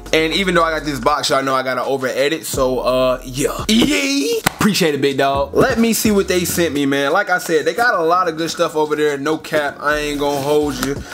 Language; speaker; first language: English; native; English